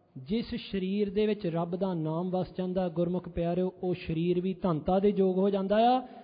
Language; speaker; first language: Punjabi; early bilingual, heritage; Punjabi